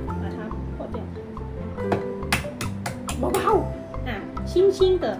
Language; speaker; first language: Chinese; non-native, fluent; Thai